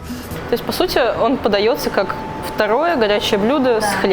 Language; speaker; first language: Russian; native; Russian